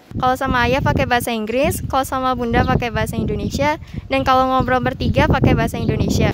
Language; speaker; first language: Indonesian; native; Indonesian